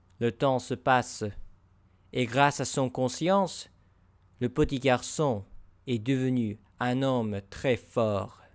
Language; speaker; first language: French; non-native, learner; English